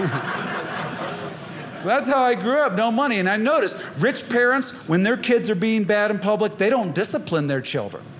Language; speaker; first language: English; native; English